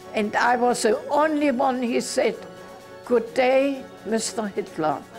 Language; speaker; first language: English; non-native, learner; German